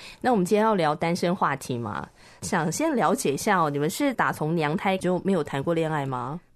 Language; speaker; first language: Chinese; native; Chinese